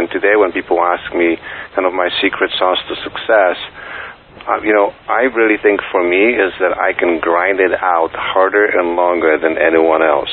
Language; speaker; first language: English; non-native, fluent; Polish